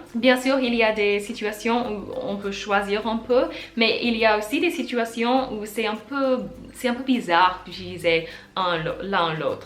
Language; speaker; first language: French; non-native, learner; English